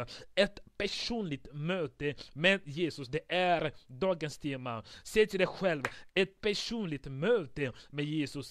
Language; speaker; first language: Swedish; non-native, fluent; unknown